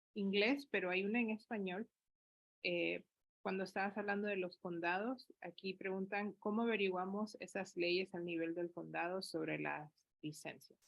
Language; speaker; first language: Spanish; early bilingual, heritage; Spanish